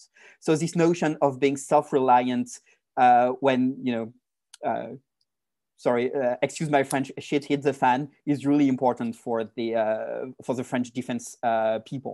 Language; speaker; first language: English; non-native, fluent; French